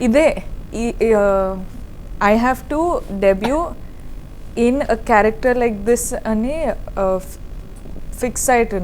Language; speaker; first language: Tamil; non-native, learner; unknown